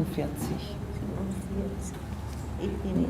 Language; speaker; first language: German; early bilingual, heritage; German